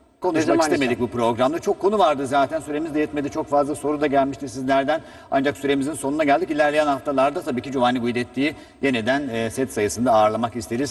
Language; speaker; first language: Turkish; native; Turkish